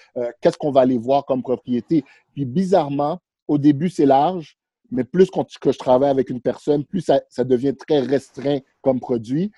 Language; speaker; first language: French; early bilingual, other home language; Haitian Creole